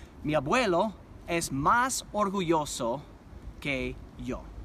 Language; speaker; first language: Spanish; non-native, fluent; English